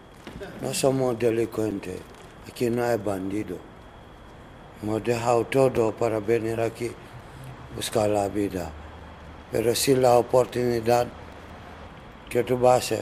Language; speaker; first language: Spanish; non-native, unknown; Arabic